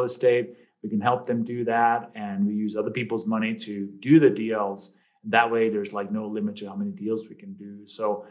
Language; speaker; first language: English; non-native, fluent; Danish